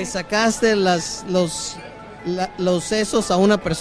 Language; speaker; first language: Spanish; native; Spanish